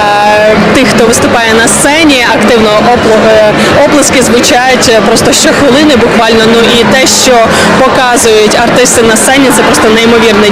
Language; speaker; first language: Ukrainian; native; Ukrainian